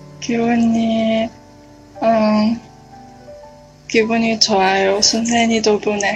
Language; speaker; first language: Korean; non-native, learner; Chinese